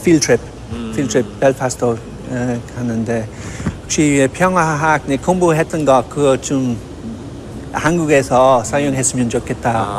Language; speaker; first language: Korean; non-native, fluent; English